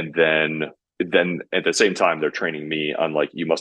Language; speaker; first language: English; native; English